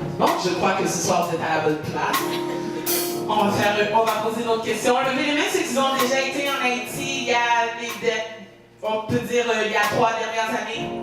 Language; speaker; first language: French; native; French